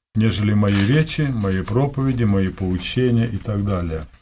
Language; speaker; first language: Russian; native; Russian